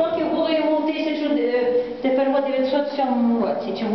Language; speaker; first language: Polish; non-native, learner; Ukrainian